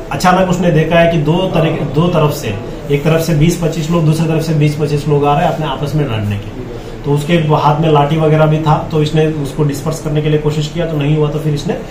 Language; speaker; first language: Hindi; non-native, local second language; Bangla